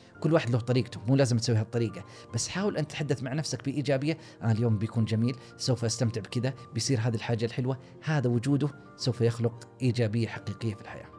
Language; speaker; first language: Arabic; native; Arabic